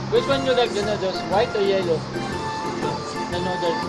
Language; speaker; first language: English; non-native, local second language; Filipino